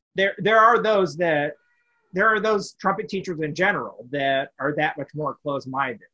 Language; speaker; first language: English; native; English